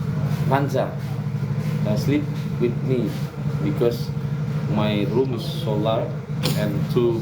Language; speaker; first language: English; non-native, learner; Indonesian